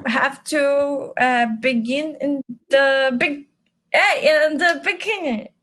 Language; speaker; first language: English; non-native, learner; Portuguese